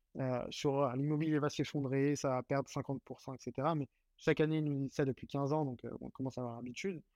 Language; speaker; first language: French; native; French